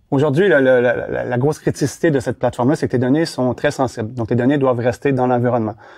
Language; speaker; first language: French; native; French